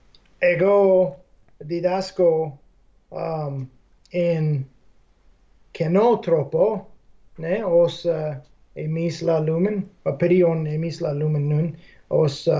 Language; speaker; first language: Greek; non-native, fluent; English